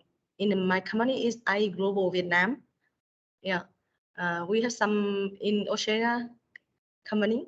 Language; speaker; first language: English; non-native, learner; Vietnamese